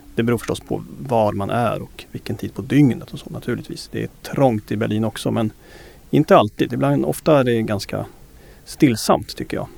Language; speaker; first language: Swedish; native; Swedish